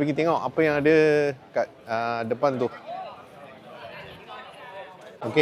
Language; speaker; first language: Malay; non-native, local second language; Tamil